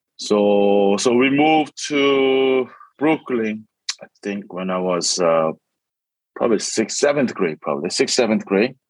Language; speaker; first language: English; early bilingual, other home language; Korean